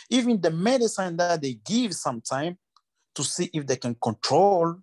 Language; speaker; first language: English; non-native, learner; French